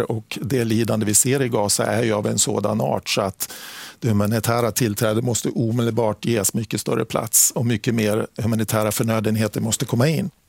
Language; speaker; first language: Swedish; native; Swedish